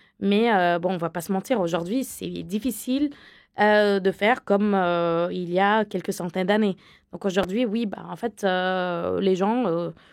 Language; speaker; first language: French; non-native, fluent; Arabic